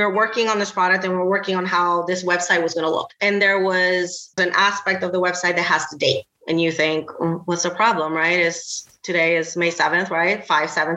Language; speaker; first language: English; non-native, fluent; Spanish